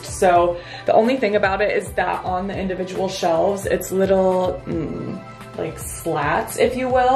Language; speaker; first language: English; native; English